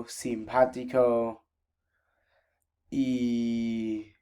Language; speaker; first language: Spanish; non-native, learner; English